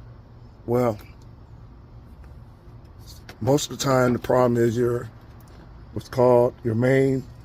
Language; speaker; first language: English; native; English